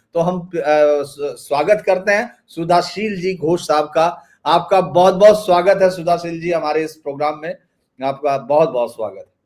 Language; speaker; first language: Hindi; native; Hindi